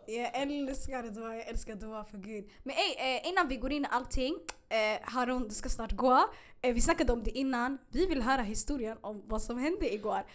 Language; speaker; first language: Swedish; early bilingual, other home language; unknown